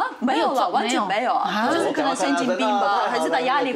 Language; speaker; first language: Chinese; non-native, fluent; French